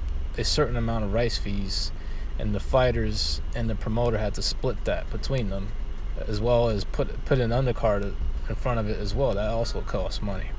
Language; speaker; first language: English; native; English